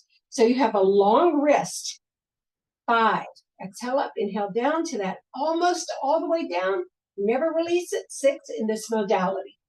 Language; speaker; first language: English; native; English